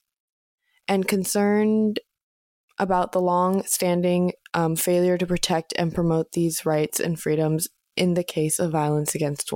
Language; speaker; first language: English; native; English